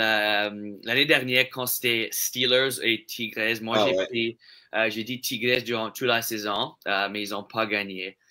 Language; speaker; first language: French; non-native, local second language; English